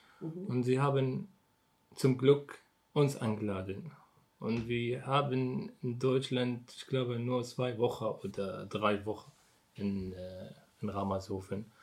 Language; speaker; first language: German; non-native, learner; Arabic